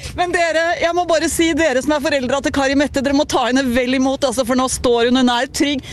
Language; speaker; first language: Norwegian; native; Norwegian